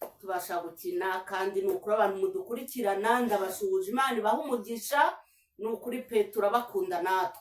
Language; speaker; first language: Kinyarwanda; early bilingual, heritage; Kinyarwanda